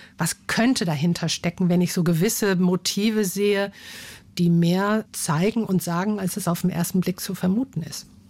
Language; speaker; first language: German; native; German